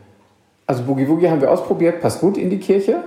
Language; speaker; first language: German; native; German